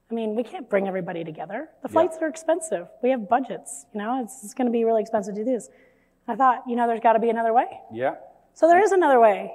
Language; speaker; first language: English; native; English